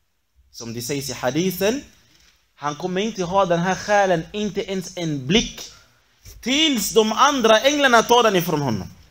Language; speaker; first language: Swedish; non-native, fluent; Arabic